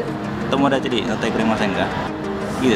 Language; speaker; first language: Japanese; non-native, learner; Indonesian